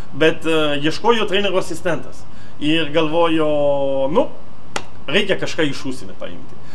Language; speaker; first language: Lithuanian; non-native, fluent; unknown